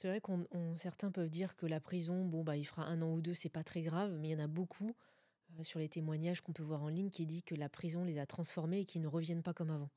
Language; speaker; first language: French; native; French